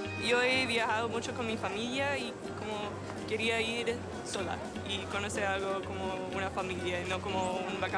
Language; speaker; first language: Spanish; non-native, learner; English